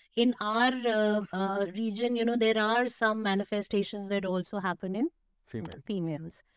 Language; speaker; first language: English; non-native, local second language; Hindi